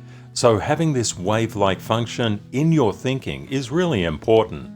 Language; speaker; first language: English; native; English